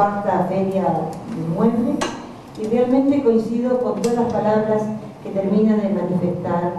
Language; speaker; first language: Spanish; native; Spanish